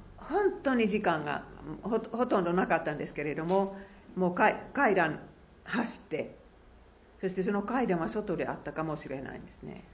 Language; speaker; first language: Japanese; non-native, fluent; Finnish